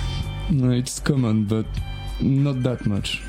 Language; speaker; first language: English; non-native, learner; French